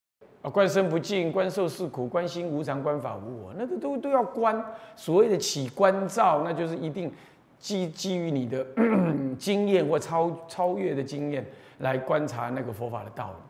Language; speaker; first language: Chinese; native; Chinese